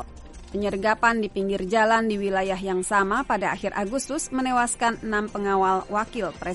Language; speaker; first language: Indonesian; native; Indonesian